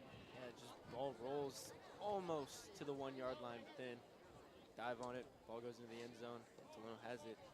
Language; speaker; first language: English; native; English